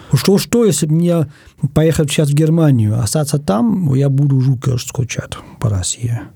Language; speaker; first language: Russian; non-native, fluent; German